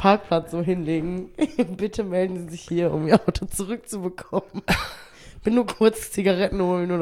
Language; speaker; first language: German; native; German